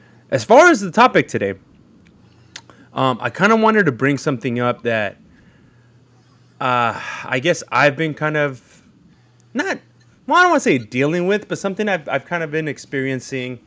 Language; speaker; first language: English; early bilingual, other home language; Spanish